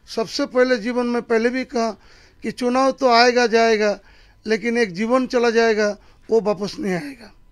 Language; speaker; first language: Hindi; non-native, local second language; Bangla